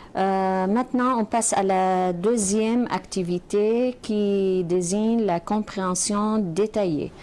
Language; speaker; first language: French; non-native, local second language; Arabic